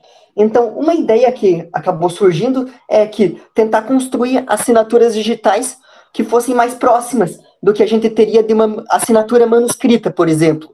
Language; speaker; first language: Portuguese; native; Portuguese